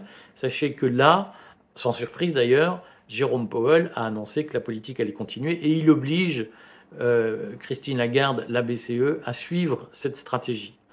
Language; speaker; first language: French; native; French